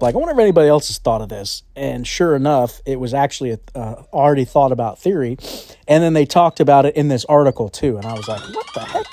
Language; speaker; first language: English; native; English